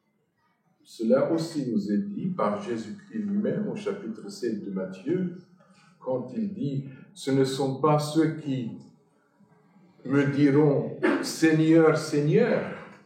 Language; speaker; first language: French; non-native, fluent; Arabic